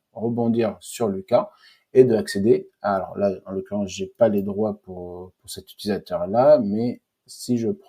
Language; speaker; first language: French; native; French